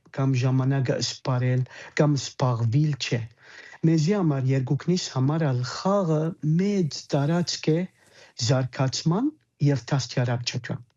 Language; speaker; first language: Armenian; early bilingual, heritage; Armenian